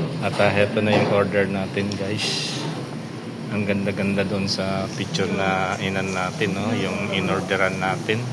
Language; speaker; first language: Filipino; native; Filipino